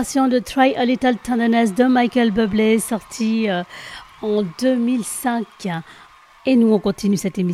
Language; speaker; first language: French; native; French